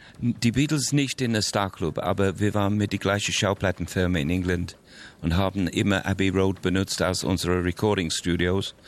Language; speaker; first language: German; non-native, fluent; English